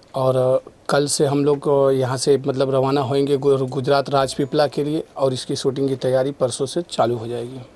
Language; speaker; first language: Hindi; native; Hindi